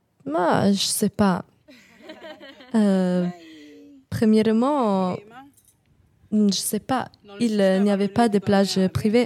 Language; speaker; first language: French; non-native, learner; Italian